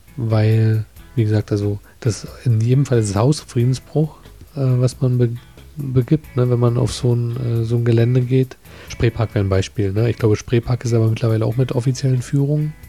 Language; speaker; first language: German; native; German